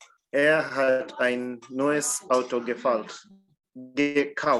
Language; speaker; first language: German; non-native, learner; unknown